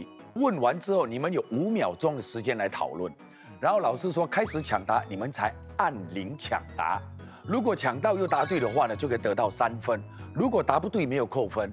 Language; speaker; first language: Chinese; native; Chinese